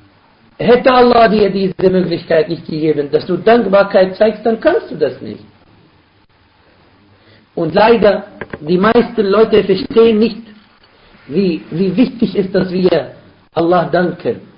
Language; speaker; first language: German; non-native, fluent; Arabic